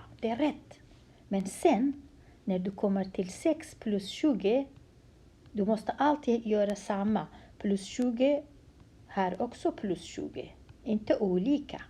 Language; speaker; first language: Swedish; non-native, fluent; Central Kurdish